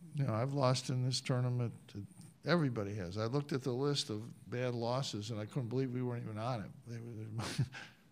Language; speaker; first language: English; native; English